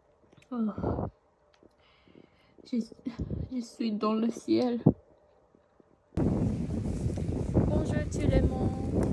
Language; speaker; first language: French; non-native, learner; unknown